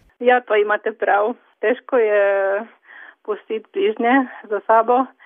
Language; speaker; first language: Slovenian; non-native, fluent; Polish